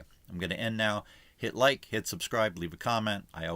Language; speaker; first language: English; native; English